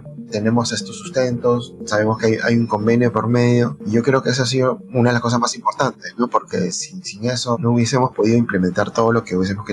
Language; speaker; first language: Spanish; native; Spanish